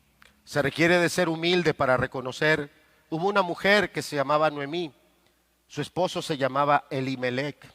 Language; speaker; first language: Spanish; native; Spanish